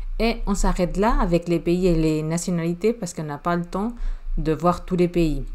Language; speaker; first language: French; non-native, fluent; Spanish